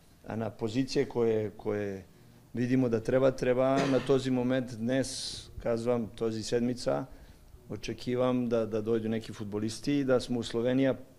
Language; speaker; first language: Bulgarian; non-native, learner; Serbian